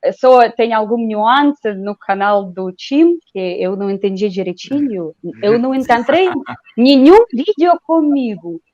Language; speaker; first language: Portuguese; non-native, fluent; Russian